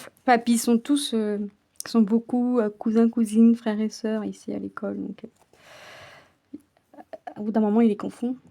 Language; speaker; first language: French; native; French